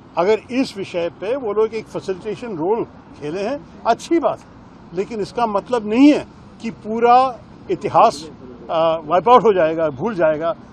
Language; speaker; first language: Hindi; non-native, local second language; Malayalam